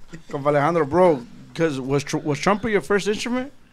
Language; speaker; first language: English; early bilingual, other home language; Spanish